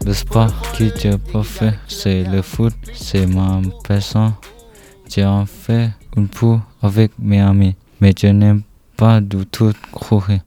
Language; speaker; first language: French; non-native, learner; Thai